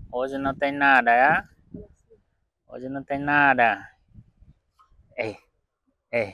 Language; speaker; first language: Portuguese; non-native, local second language; Vietnamese